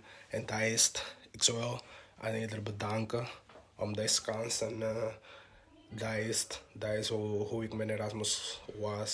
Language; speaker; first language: Dutch; non-native, local second language; Portuguese